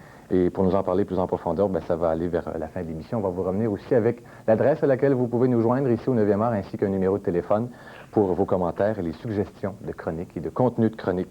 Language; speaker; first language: French; native; French